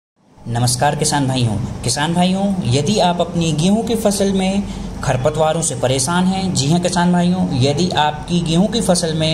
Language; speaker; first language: Hindi; native; Hindi